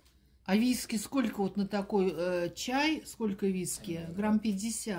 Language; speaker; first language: Russian; native; Russian